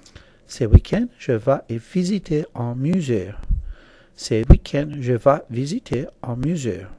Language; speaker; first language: French; non-native, fluent; English